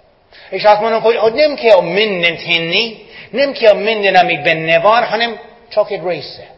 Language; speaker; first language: Hungarian; non-native, fluent; English